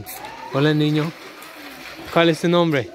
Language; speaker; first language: Spanish; non-native, learner; English